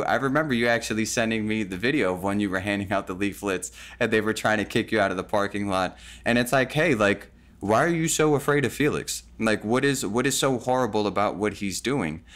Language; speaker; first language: English; native; English